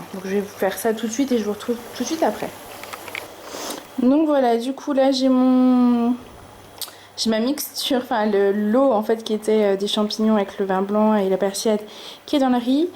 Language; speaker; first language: French; native; French